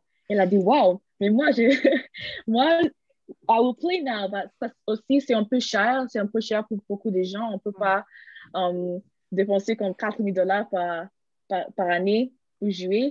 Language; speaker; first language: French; non-native, learner; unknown